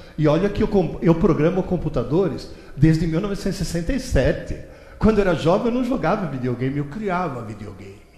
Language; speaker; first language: Portuguese; early bilingual, other home language; Italian